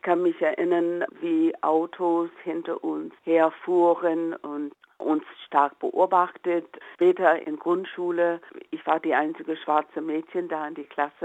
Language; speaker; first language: German; non-native, fluent; English